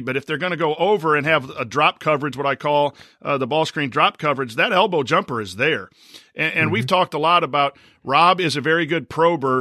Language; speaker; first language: English; native; English